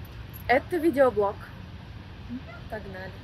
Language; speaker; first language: Russian; native; Russian